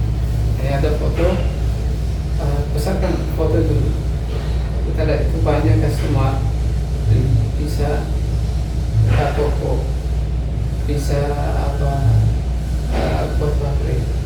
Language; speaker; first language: Indonesian; non-native, learner; Arabic